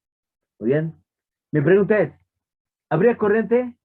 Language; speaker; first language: Spanish; native; Spanish